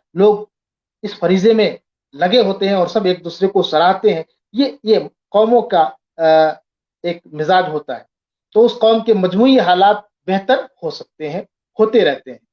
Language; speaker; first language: Urdu; native; Urdu